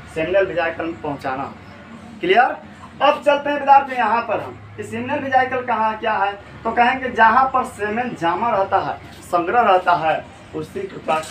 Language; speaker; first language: Hindi; native; Hindi